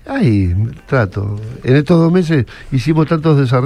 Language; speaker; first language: Spanish; native; Spanish